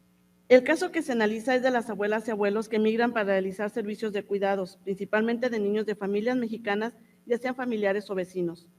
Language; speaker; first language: Spanish; native; Spanish